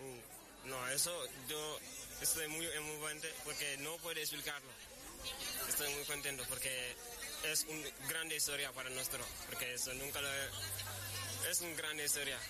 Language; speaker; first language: Spanish; non-native, learner; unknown